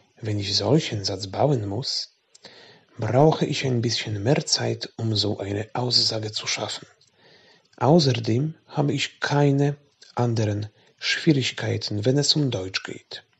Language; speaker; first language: German; non-native, fluent; Polish